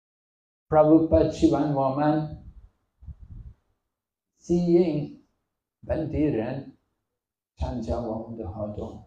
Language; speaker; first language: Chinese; non-native, fluent; English